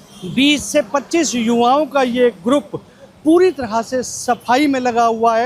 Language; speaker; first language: Hindi; native; Hindi